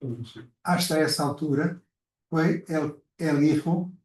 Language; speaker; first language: Spanish; non-native, fluent; Portuguese